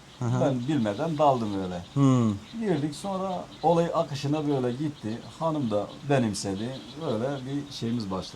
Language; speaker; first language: Turkish; native; Turkish